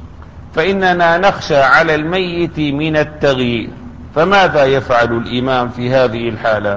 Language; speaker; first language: Arabic; native; Arabic